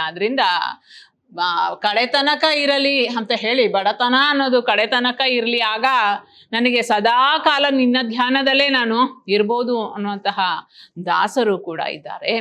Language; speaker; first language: Kannada; native; Kannada